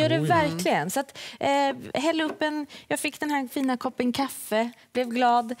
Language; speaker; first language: Swedish; native; Swedish